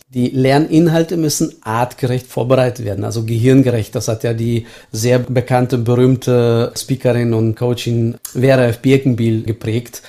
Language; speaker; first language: German; early bilingual, heritage; Estonian